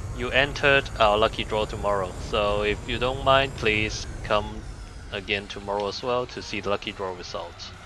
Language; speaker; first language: English; non-native, local second language; Cantonese